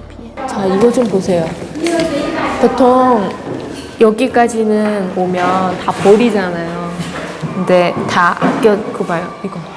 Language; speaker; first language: Korean; non-native, fluent; Chinese